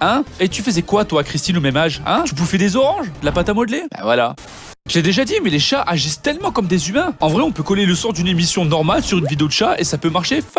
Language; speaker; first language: French; native; French